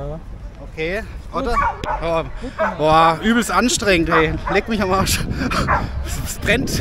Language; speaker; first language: German; native; German